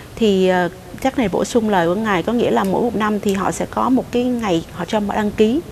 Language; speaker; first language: Vietnamese; native; Vietnamese